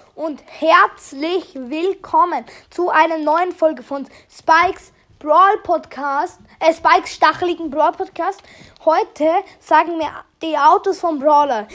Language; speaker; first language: German; native; German